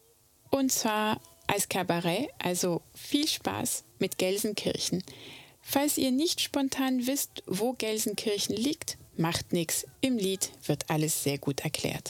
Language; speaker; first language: German; native; German